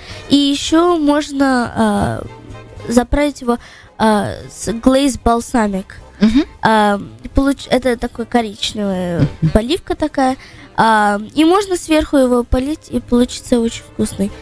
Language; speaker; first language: Russian; early bilingual, heritage; Russian